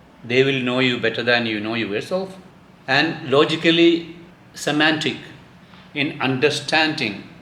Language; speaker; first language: English; non-native, local second language; Malayalam